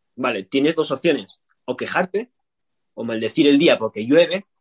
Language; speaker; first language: Spanish; native; Spanish